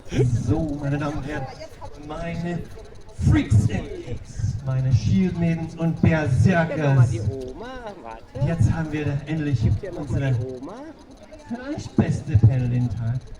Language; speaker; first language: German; non-native, learner; English